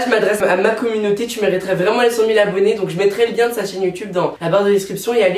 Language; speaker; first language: French; native; French